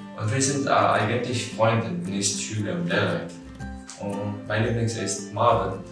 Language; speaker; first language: German; non-native, learner; Arabic